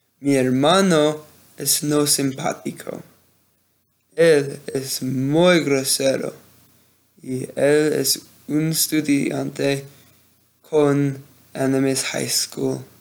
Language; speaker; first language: Spanish; non-native, learner; English